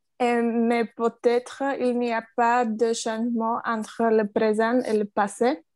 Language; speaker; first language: French; non-native, learner; Slovak